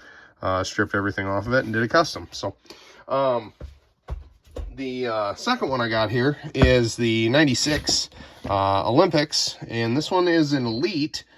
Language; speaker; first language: English; native; English